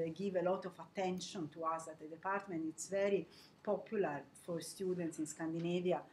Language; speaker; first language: English; non-native, fluent; Italian